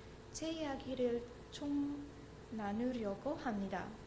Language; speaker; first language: Korean; non-native, learner; English